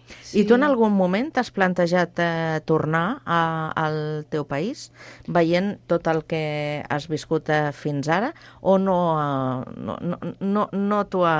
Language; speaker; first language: Catalan; native; Catalan